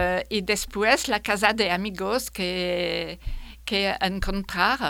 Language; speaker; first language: Spanish; non-native, fluent; French